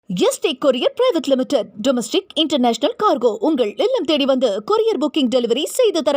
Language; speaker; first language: Tamil; native; Tamil